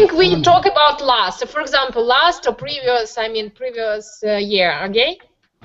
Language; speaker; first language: English; non-native, learner; Russian